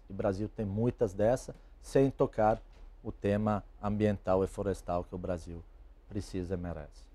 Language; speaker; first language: Portuguese; non-native, fluent; Italian